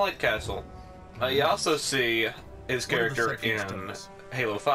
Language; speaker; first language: English; native; English